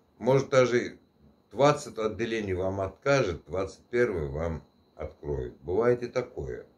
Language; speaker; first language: Russian; non-native, local second language; Turkmen